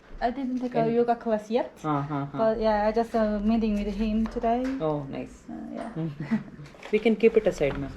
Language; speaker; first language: English; non-native, learner; Korean